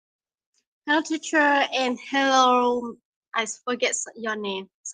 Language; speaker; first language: English; non-native, learner; Vietnamese